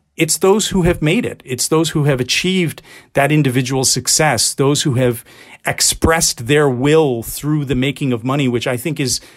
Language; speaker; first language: English; native; English